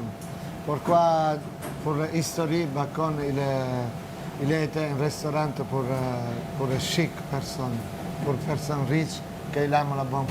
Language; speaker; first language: French; non-native, fluent; Italian